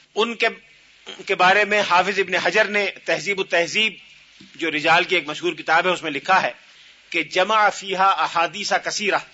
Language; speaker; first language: Urdu; native; Urdu